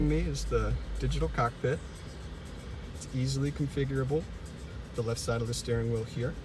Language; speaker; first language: English; native; English